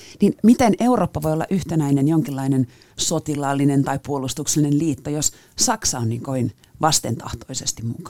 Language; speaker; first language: Finnish; native; Finnish